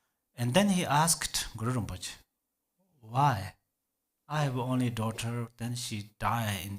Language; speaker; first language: English; non-native, learner; Tibetan